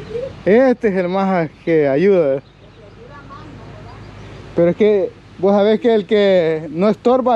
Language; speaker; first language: Spanish; native; Spanish